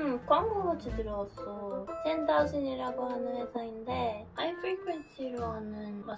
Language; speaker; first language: Korean; non-native, learner; Dutch